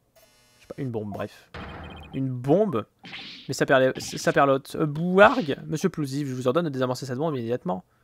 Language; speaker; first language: French; native; French